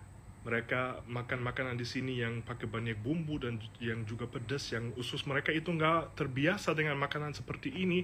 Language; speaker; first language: Indonesian; non-native, fluent; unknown